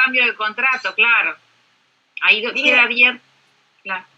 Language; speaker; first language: Spanish; native; Spanish